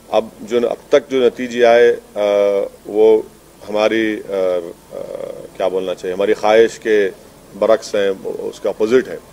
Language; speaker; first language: Hindi; non-native, local second language; Urdu